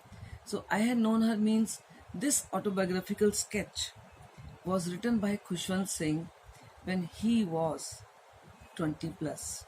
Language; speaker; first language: English; non-native, local second language; Hindi